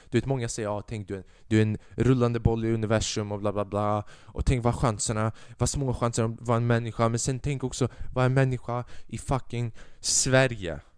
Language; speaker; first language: Swedish; early bilingual, other home language; Albanian